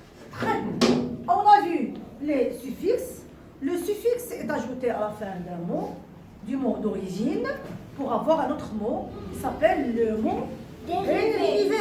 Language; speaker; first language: French; non-native, local second language; Arabic